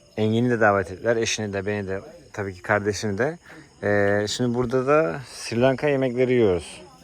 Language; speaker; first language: Turkish; native; Turkish